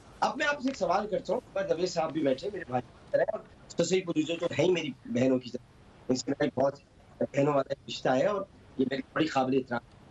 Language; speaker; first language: Urdu; native; Urdu